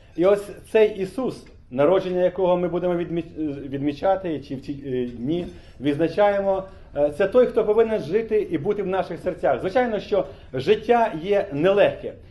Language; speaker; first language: Ukrainian; native; Ukrainian